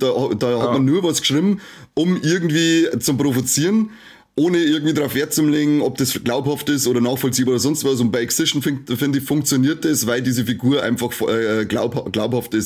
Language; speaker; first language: German; native; German